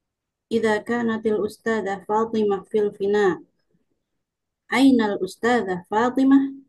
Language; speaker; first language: Arabic; non-native, learner; Indonesian